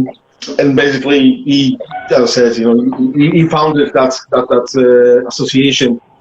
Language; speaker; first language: English; non-native, fluent; Polish